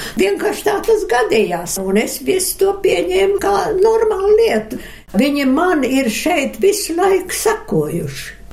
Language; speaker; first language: Latvian; early bilingual, other home language; Russian